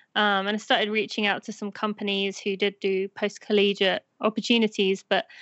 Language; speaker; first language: English; native; English